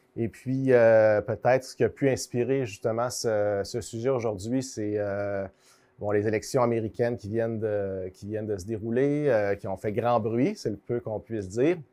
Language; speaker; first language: French; native; French